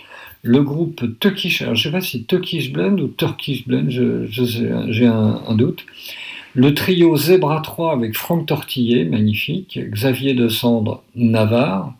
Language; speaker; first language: French; native; French